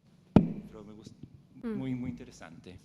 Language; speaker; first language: Spanish; non-native, fluent; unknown